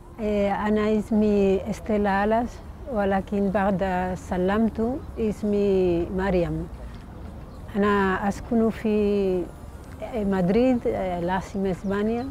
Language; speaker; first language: Arabic; non-native, learner; Spanish